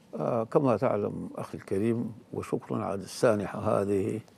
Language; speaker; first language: Arabic; native; Arabic